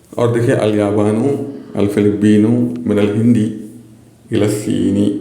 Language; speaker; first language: Urdu; native; Urdu